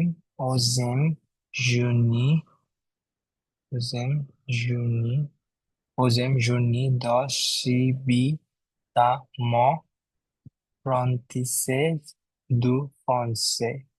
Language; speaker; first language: French; non-native, learner; Bangla